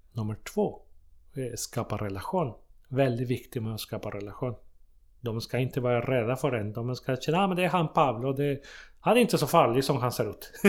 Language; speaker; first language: Swedish; non-native, fluent; Spanish